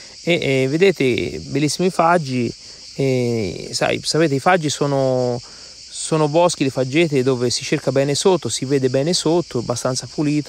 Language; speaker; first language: Italian; native; Italian